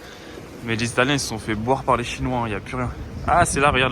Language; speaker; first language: French; native; French